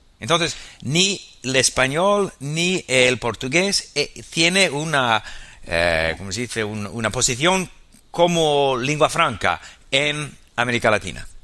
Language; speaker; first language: Spanish; non-native, fluent; English